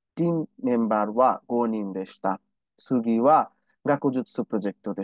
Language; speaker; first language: Japanese; non-native, learner; Bangla